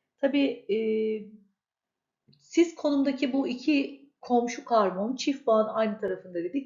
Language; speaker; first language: Turkish; native; Turkish